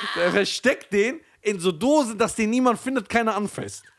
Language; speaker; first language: German; early bilingual, heritage; Persian